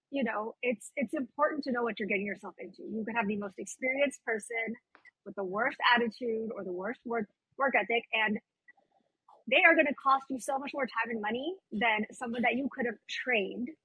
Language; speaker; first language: English; native; English